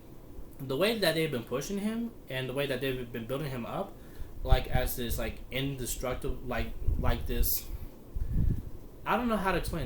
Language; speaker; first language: English; native; English